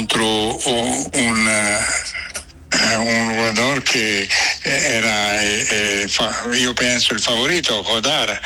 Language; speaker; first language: Spanish; non-native, fluent; Italian